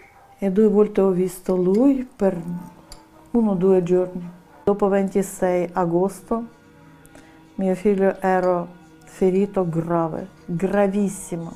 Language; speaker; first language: Italian; non-native, learner; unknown